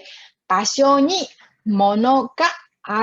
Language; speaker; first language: Japanese; non-native, fluent; Chinese